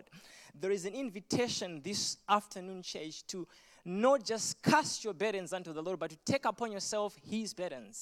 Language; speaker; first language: English; non-native, local second language; Shona